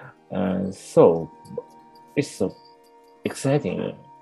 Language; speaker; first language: English; non-native, learner; Japanese